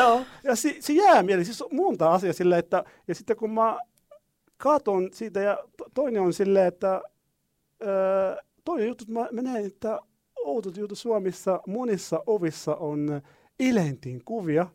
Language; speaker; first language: Finnish; non-native, learner; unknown